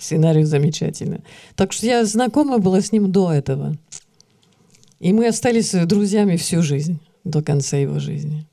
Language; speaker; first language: Russian; early bilingual, heritage; Russian